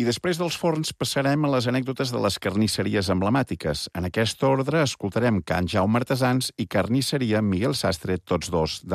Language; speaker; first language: Catalan; native; Catalan